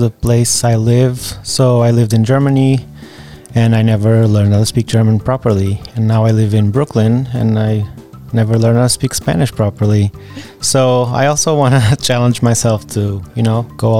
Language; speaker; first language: English; non-native, fluent; Portuguese